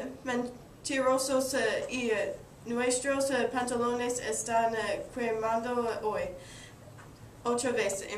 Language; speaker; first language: Spanish; non-native, learner; English